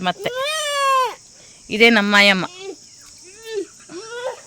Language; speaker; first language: Kannada; native; Kannada